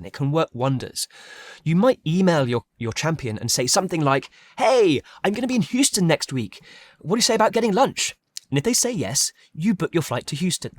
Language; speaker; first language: English; native; English